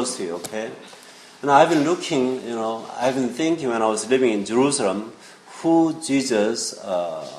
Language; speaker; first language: English; non-native, fluent; Korean